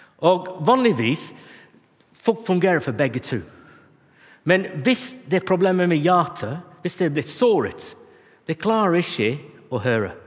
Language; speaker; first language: Norwegian; non-native, fluent; English